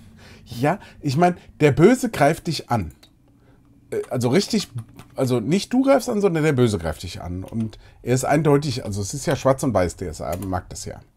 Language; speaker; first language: German; native; German